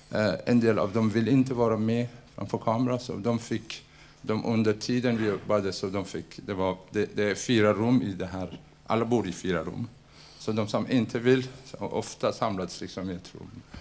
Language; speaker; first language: Swedish; non-native, fluent; Persian